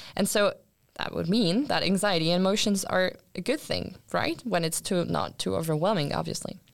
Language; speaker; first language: English; non-native, fluent; French